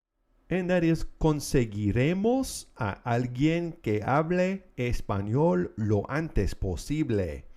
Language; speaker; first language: Spanish; non-native, fluent; English